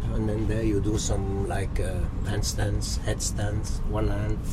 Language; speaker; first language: English; early bilingual, other home language; French